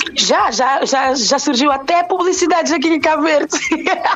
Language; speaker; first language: Portuguese; non-native, local second language; Kabuverdianu